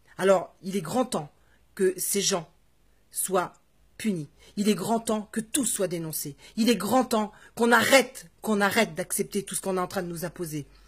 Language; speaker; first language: French; native; French